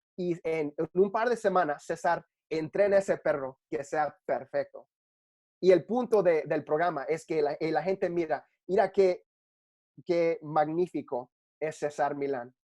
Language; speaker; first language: Spanish; early bilingual, heritage; Spanish